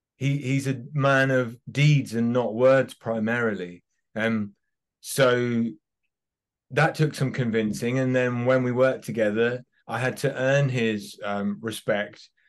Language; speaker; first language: English; native; English